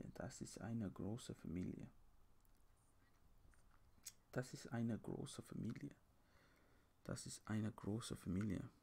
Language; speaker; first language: German; non-native, learner; English